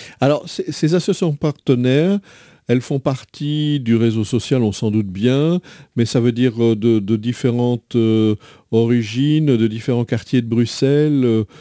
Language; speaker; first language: French; native; French